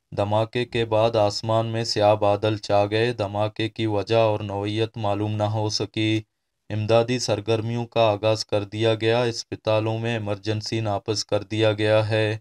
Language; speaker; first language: Urdu; non-native, local second language; Baluchi